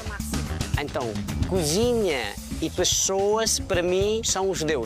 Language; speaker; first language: Portuguese; non-native, learner; Nepali